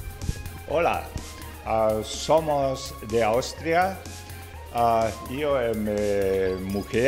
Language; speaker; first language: Spanish; non-native, learner; German